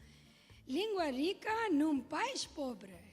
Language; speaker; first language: Portuguese; non-native, learner; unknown